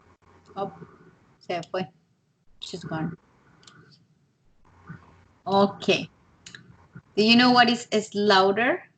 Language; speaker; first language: English; non-native, learner; Spanish